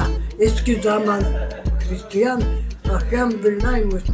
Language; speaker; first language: Turkish; non-native, local second language; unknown